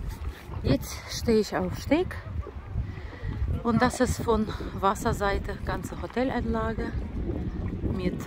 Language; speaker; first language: German; non-native, learner; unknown